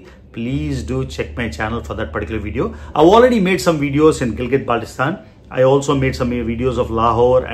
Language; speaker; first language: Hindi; non-native, local second language; Telugu